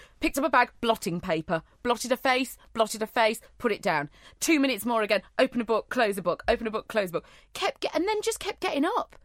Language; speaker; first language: English; native; English